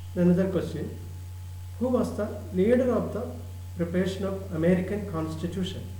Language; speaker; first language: English; non-native, local second language; Malayalam